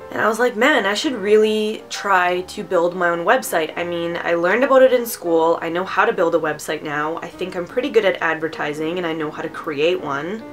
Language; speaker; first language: English; early bilingual, other home language; Romanian